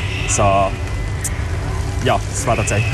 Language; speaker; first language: Swedish; non-native, learner; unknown